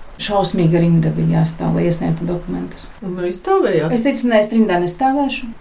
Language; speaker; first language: Latvian; native; Latvian